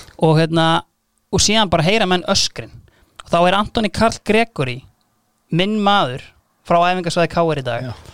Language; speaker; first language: Icelandic; native; Icelandic